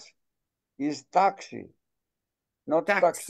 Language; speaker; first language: English; non-native, fluent; Greek